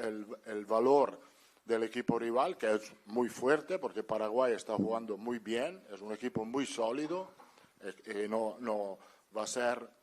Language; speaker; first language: Spanish; non-native, fluent; Italian